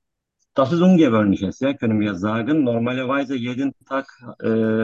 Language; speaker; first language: German; non-native, learner; Turkish